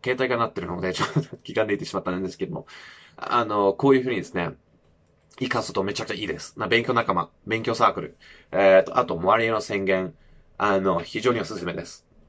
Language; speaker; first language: Japanese; non-native, fluent; English